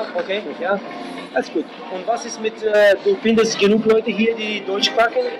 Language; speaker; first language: German; non-native, learner; English